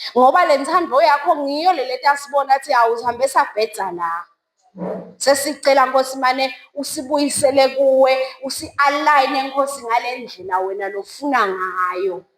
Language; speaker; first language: Zulu; non-native, local second language; Swati